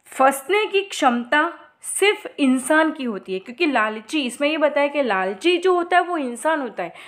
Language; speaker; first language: Hindi; non-native, local second language; Gujarati